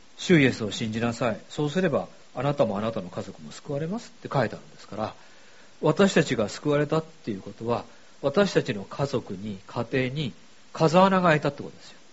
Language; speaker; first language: Japanese; native; Japanese